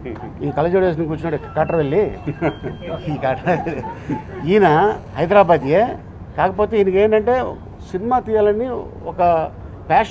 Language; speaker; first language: Telugu; native; Telugu